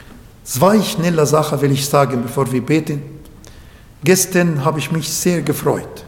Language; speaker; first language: German; non-native, learner; Arabic